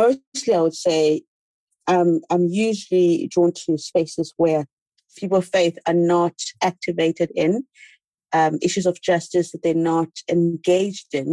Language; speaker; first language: English; non-native, local second language; Xhosa